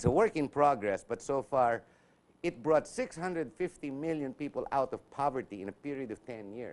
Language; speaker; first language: English; non-native, local second language; Filipino